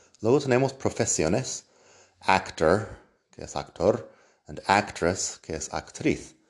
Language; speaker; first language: Spanish; non-native, fluent; English